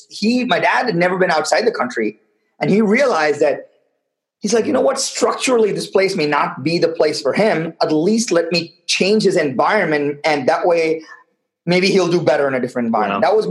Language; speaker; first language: English; non-native, local second language; Tamil